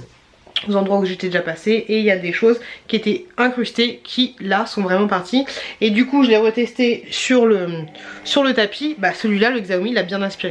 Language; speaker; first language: French; native; French